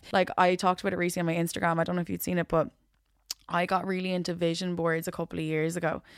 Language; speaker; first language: English; native; English